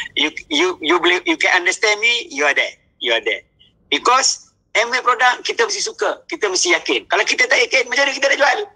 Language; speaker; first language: Malay; native; Malay